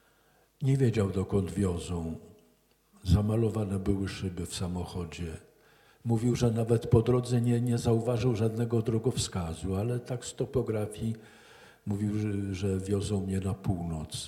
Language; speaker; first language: Polish; native; Polish